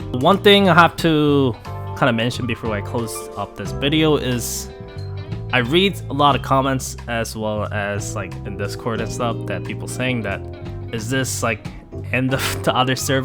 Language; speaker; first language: English; non-native, fluent; Korean